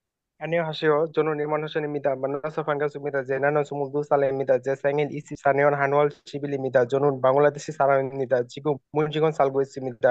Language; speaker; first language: Korean; non-native, learner; Bangla